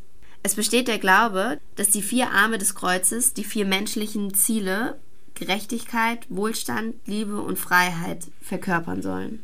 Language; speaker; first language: German; native; German